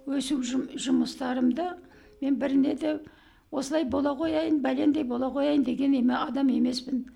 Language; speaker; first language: Kazakh; native; Kazakh